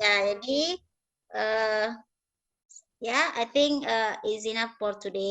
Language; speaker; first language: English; non-native, learner; Indonesian